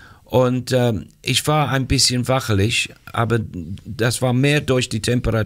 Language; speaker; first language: German; non-native, fluent; English